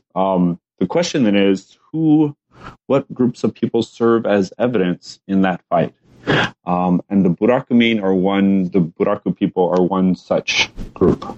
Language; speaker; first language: English; native; English